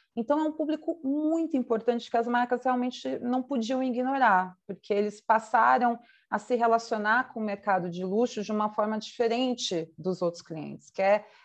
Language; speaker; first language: Portuguese; native; Portuguese